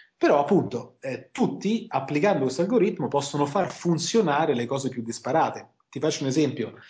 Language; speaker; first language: Italian; native; Italian